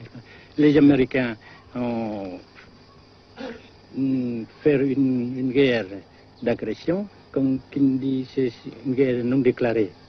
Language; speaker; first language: French; non-native, fluent; Vietnamese